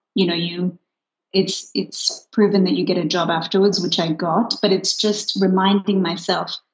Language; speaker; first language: English; non-native, fluent; Luxembourgish